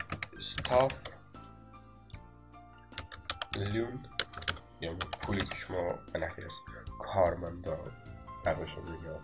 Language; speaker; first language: Persian; native; Persian